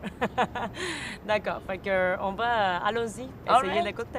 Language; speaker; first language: French; native; French